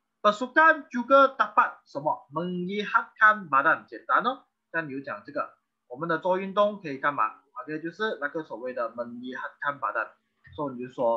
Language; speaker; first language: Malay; non-native, local second language; Chinese